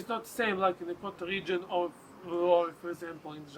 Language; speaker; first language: English; non-native, learner; Serbian